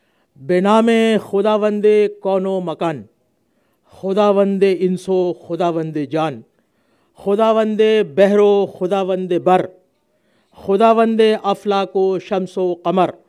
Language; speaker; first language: Persian; non-native, fluent; Urdu